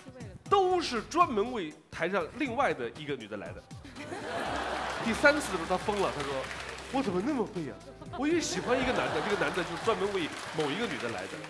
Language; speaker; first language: Chinese; native; Chinese